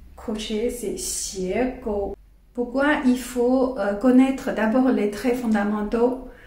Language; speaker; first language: French; non-native, fluent; Chinese